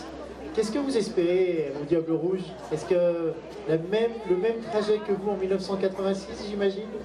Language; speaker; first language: French; native; French